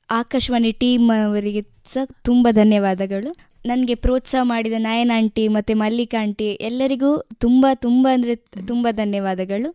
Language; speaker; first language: Kannada; non-native, local second language; Tulu